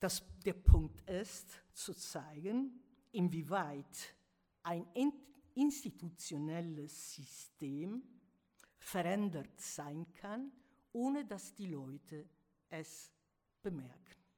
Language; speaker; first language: German; non-native, fluent; Italian